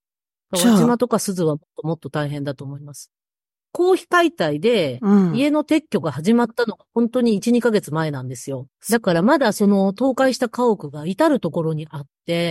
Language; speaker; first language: Japanese; native; Japanese